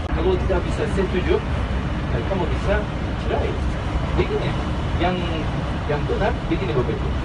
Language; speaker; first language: Indonesian; non-native, learner; Turkish